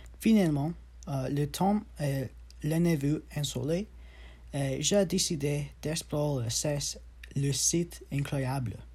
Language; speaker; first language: French; non-native, learner; English